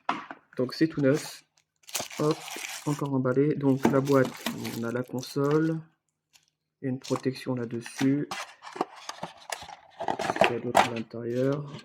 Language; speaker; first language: French; native; French